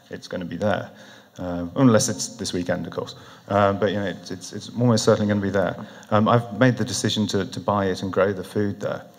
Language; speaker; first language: English; native; English